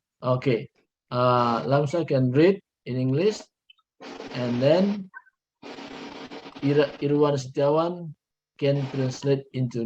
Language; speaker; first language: English; non-native, learner; Indonesian